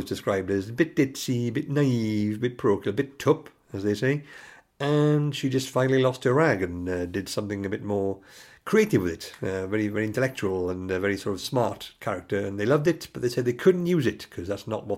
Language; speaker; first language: English; native; English